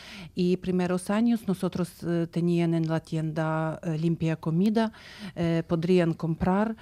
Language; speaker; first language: Spanish; non-native, learner; Ukrainian